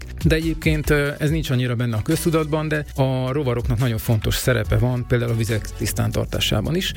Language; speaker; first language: Hungarian; native; Hungarian